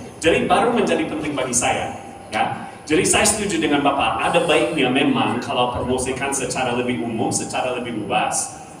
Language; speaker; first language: Indonesian; non-native, fluent; English